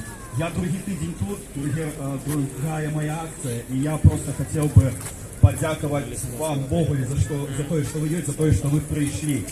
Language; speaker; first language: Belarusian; non-native, local second language; Russian